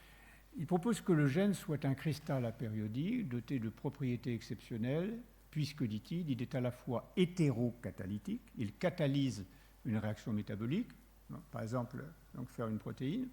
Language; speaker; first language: French; native; French